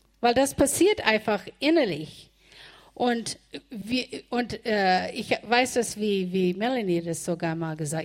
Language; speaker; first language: German; non-native, fluent; English